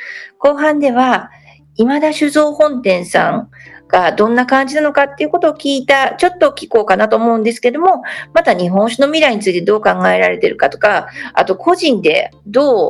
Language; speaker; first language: Japanese; native; Japanese